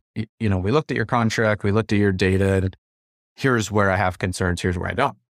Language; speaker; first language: English; native; English